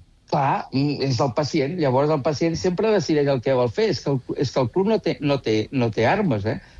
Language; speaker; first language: Catalan; native; Catalan